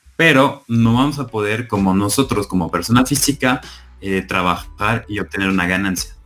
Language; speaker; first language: Spanish; non-native, fluent; French